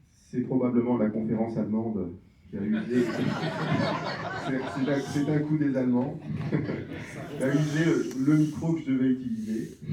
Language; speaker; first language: French; native; French